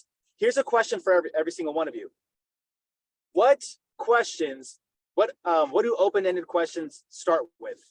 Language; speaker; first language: English; native; English